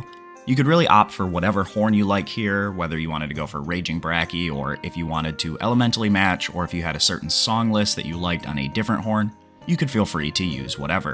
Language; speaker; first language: English; native; English